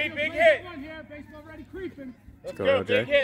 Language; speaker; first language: English; native; English